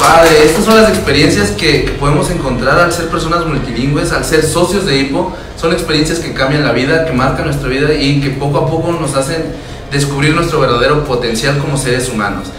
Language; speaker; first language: Spanish; native; Spanish